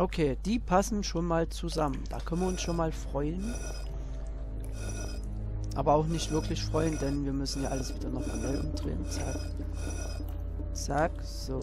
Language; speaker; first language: German; native; German